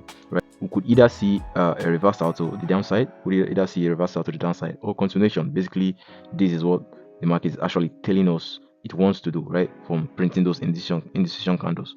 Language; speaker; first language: English; native; English